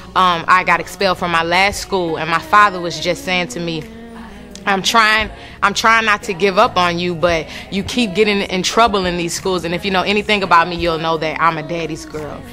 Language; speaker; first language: English; native; English